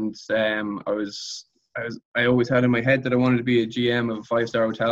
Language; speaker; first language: English; native; English